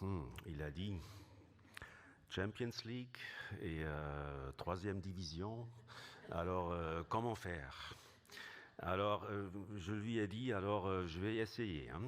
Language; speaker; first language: French; non-native, fluent; German